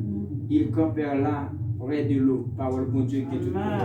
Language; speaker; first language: French; non-native, local second language; Haitian Creole